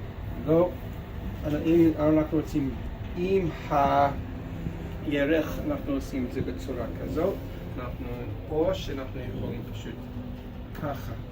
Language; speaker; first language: Hebrew; non-native, fluent; English